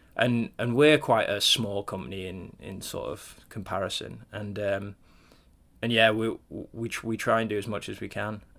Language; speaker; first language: English; native; English